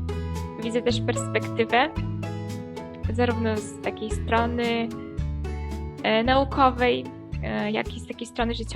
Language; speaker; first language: Polish; early bilingual, heritage; Polish